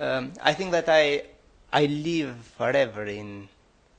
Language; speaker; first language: English; non-native, learner; Albanian